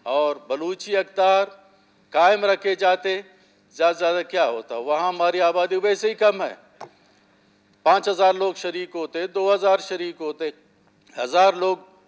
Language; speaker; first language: Urdu; non-native, local second language; Baluchi